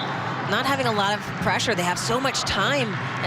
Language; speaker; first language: English; native; English